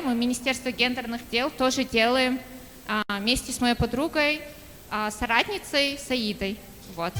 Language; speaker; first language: Russian; non-native, local second language; Kyrgyz